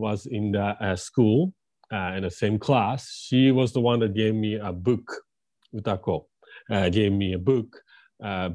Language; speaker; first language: English; non-native, fluent; Japanese